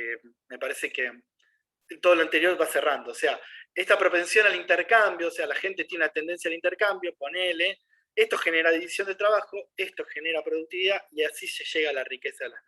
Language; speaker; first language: Spanish; native; Spanish